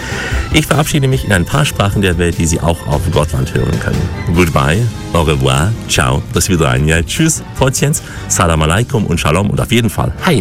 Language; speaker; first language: German; native; German